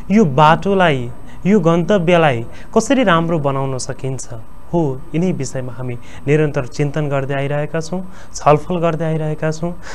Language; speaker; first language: Nepali; native; Nepali